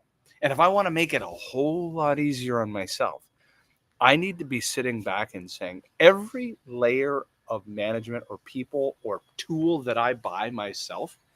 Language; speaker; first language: English; native; English